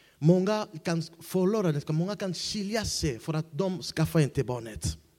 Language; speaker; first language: Swedish; non-native, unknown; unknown